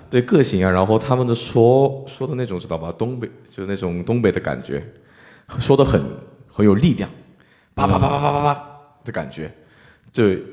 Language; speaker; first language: Chinese; non-native, fluent; Korean